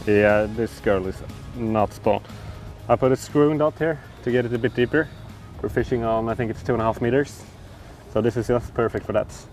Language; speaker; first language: English; non-native, fluent; Swedish